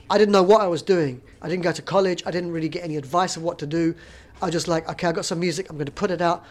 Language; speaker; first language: English; native; English